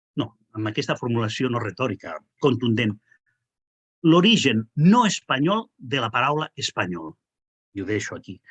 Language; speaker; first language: Catalan; non-native, local second language; Spanish